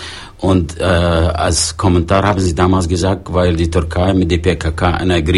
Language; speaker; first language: German; non-native, fluent; Arabic